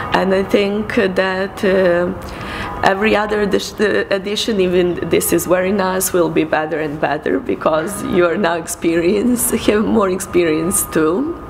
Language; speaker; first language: English; non-native, fluent; Serbian